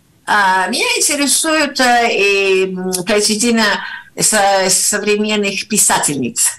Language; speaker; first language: Russian; non-native, fluent; Italian